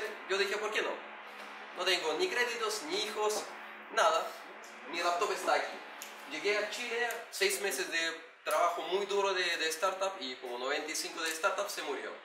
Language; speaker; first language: Spanish; non-native, learner; Russian